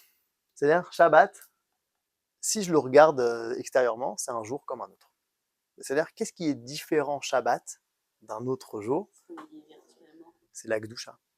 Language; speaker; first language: French; native; French